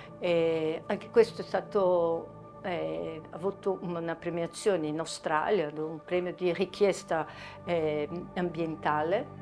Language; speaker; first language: Italian; non-native, fluent; Portuguese